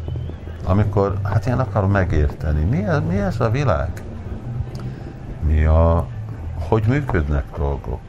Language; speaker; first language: Hungarian; early bilingual, heritage; Hungarian